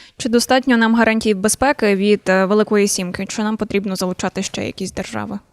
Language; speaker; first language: Ukrainian; native; Ukrainian